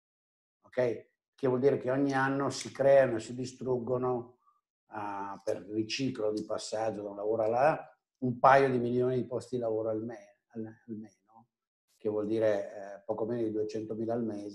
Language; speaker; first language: Italian; native; Italian